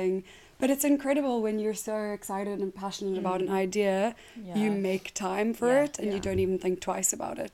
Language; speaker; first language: English; native; English